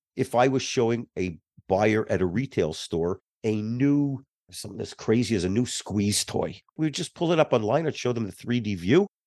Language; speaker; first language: English; native; English